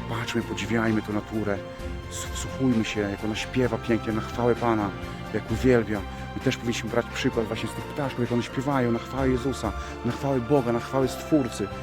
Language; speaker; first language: Polish; native; Polish